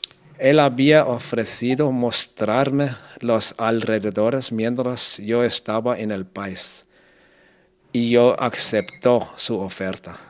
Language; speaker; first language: Spanish; non-native, learner; Danish